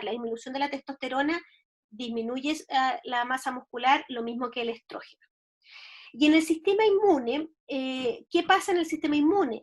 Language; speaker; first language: Spanish; native; Spanish